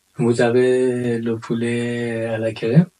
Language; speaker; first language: French; non-native, learner; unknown